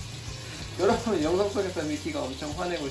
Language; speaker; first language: Korean; native; Korean